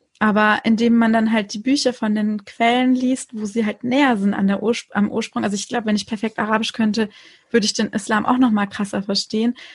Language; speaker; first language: German; early bilingual, other home language; Turkish